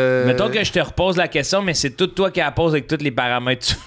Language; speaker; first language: French; native; French